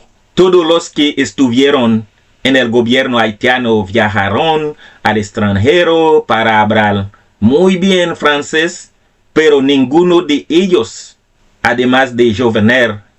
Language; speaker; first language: Spanish; non-native, fluent; Haitian Creole